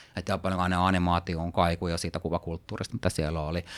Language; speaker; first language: Finnish; early bilingual, heritage; Finnish